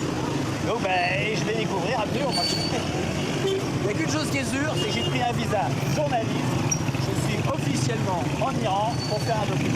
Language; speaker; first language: French; native; French